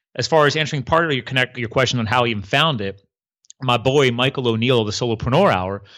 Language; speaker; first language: English; native; English